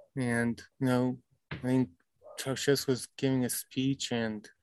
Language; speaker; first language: English; early bilingual, other home language; Romanian